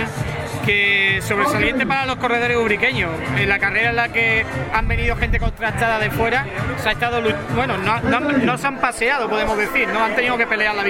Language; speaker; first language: Spanish; native; Spanish